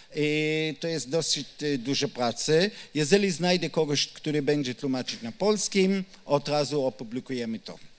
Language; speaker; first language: Polish; non-native, learner; Hebrew